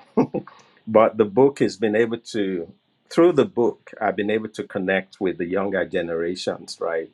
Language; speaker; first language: English; non-native, local second language; Yoruba